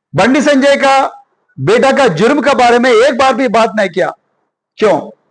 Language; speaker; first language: Hindi; non-native, local second language; Telugu